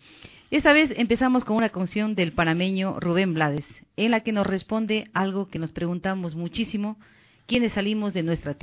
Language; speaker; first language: Spanish; native; Spanish